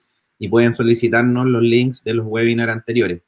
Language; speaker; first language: Spanish; native; Spanish